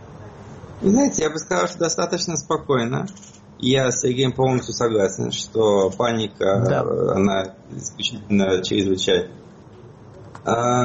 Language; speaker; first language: Russian; native; Russian